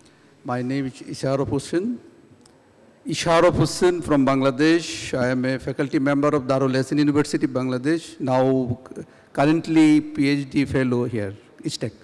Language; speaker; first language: English; non-native, fluent; Bangla